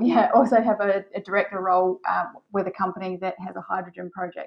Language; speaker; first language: English; native; English